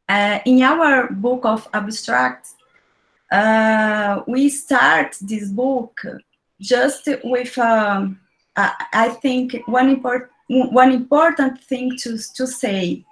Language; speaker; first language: English; non-native, learner; Portuguese